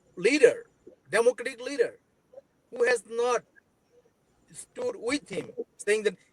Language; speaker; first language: English; non-native, local second language; Bangla